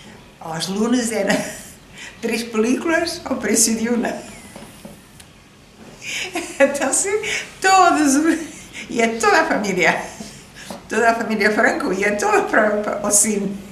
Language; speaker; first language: Portuguese; non-native, fluent; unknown